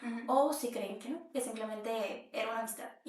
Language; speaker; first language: Spanish; native; Spanish